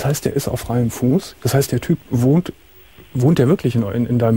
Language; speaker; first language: German; native; German